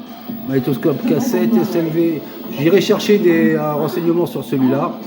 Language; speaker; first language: French; native; French